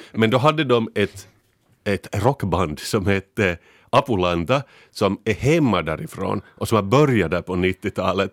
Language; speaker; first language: Swedish; native; Swedish